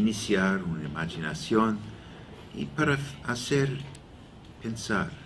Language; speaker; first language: Spanish; non-native, learner; English